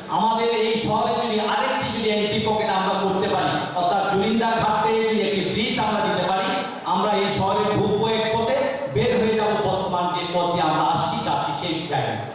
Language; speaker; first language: Bangla; non-native, local second language; Marma